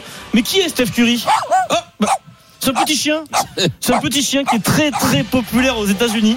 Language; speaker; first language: French; native; French